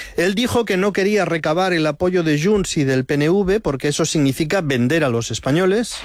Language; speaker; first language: Spanish; native; Spanish